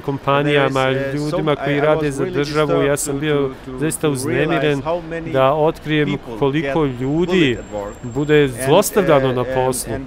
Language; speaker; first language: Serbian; early bilingual, heritage; Albanian